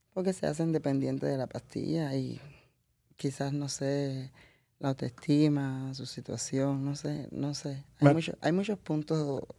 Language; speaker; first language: Spanish; native; Spanish